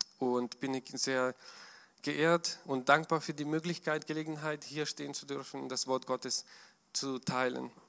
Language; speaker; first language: German; non-native, fluent; Russian